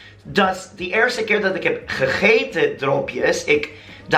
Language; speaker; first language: Dutch; non-native, learner; English